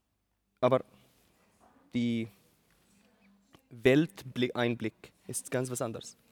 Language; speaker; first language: German; non-native, learner; Arabic